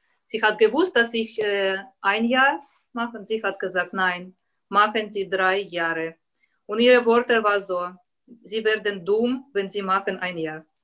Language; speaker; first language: German; non-native, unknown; Russian